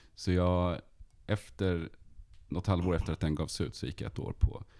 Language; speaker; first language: Swedish; native; Swedish